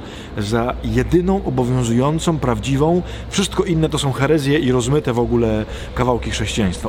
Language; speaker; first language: Polish; native; Polish